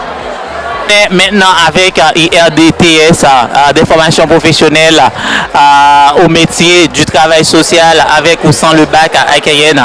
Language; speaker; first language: French; native; French